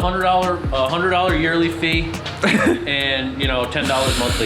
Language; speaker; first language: English; native; English